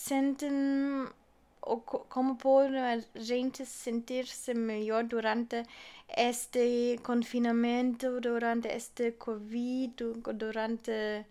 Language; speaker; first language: Portuguese; non-native, fluent; German